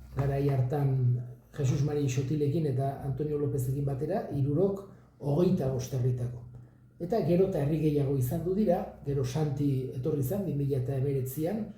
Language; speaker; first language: Basque; native; Basque